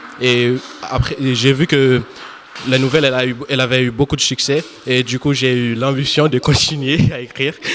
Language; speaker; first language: French; non-native, local second language; Haitian Creole